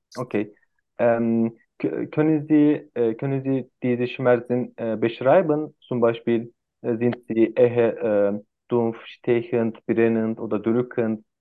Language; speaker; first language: German; non-native, learner; Turkish